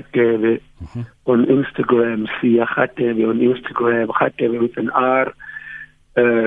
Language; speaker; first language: English; non-native, local second language; Zulu